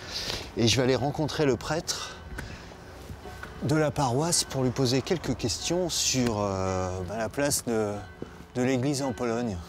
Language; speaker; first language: French; native; French